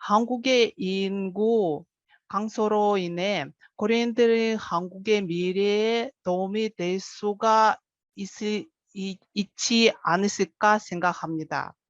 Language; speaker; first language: Korean; non-native, fluent; Russian